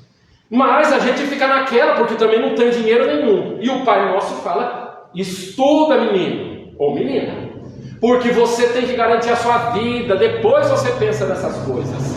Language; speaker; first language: Portuguese; native; Portuguese